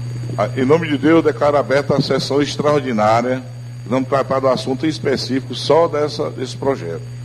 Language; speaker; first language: Portuguese; native; Portuguese